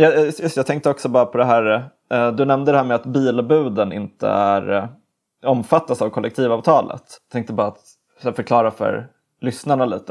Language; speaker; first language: Swedish; native; Swedish